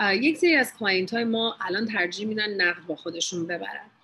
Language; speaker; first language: Persian; early bilingual, heritage; Persian